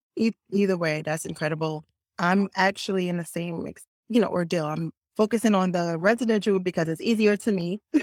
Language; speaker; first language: English; native; English